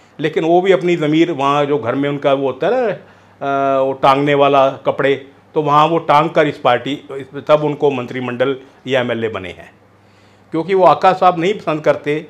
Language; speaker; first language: Hindi; non-native, local second language; Punjabi